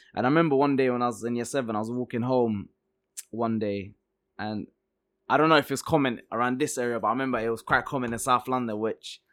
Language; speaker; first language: English; early bilingual, other home language; Arabic